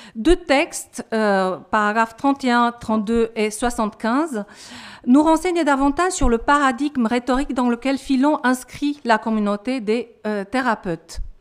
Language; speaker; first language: French; non-native, fluent; Romanian